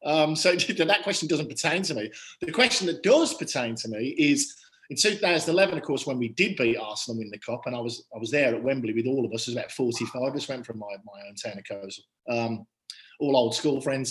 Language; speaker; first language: English; native; English